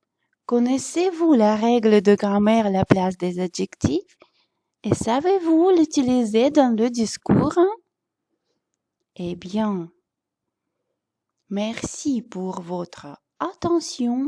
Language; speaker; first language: French; non-native, fluent; Russian